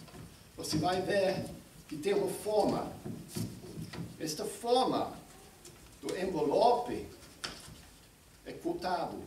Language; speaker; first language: Portuguese; non-native, fluent; English